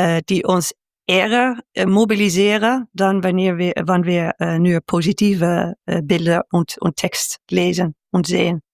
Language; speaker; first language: German; non-native, fluent; Dutch